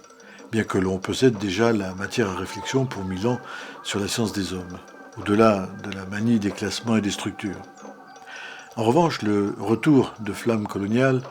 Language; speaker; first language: French; native; French